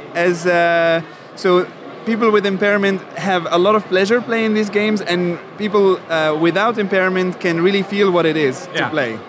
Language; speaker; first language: English; non-native, fluent; Arabic